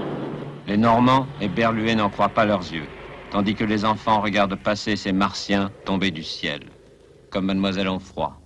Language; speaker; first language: French; native; French